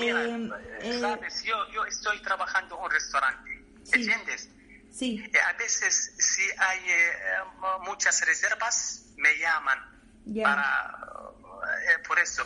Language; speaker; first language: Spanish; non-native, learner; Arabic